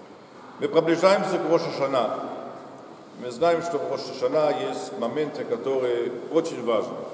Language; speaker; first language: Russian; non-native, fluent; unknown